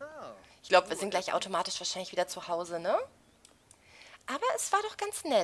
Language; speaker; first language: German; native; German